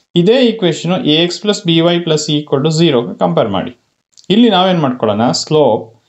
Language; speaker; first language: English; non-native, local second language; Kannada